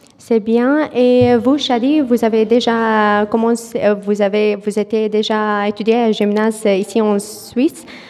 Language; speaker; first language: French; non-native, fluent; Arabic